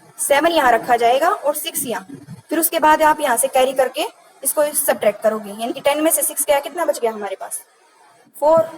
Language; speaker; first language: Hindi; native; Hindi